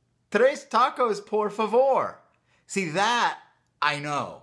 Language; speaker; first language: English; native; English